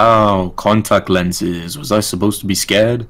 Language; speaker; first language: English; native; English